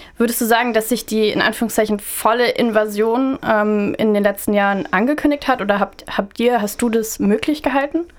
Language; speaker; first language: German; native; German